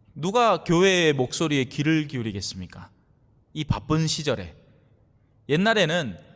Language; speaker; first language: Korean; native; Korean